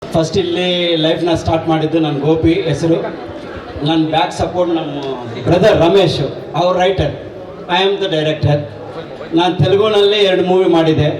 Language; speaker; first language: Kannada; non-native, local second language; Telugu